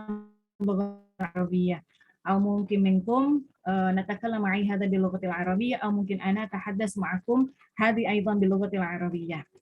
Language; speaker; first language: Arabic; non-native, learner; Indonesian